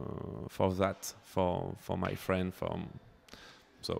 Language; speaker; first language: English; non-native, learner; French